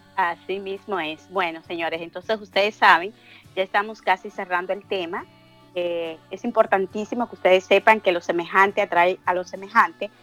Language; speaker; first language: Spanish; native; Spanish